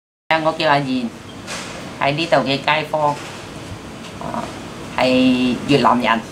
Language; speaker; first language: Chinese; non-native, fluent; Vietnamese